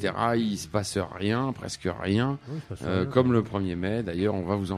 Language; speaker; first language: French; native; French